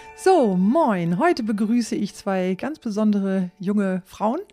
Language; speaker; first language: German; native; German